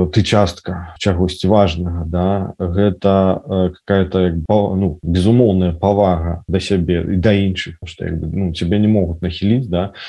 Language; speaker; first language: Belarusian; non-native, local second language; Russian